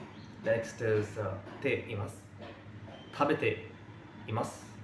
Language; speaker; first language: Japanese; non-native, fluent; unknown